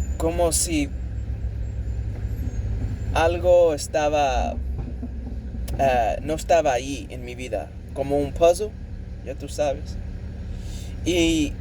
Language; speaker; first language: Spanish; early bilingual, heritage; English